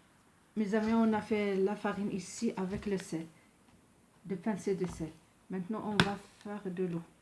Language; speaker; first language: French; non-native, local second language; Arabic